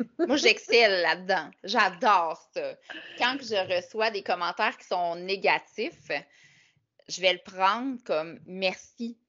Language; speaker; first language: French; native; French